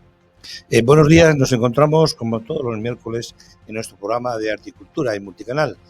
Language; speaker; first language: Spanish; native; Spanish